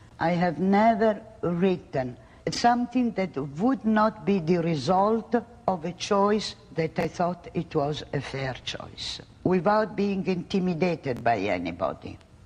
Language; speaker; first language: English; non-native, fluent; Italian